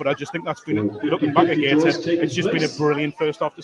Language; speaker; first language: English; native; English